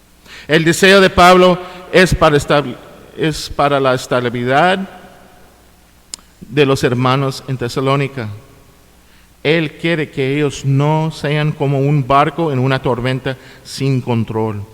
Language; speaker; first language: Spanish; non-native, fluent; English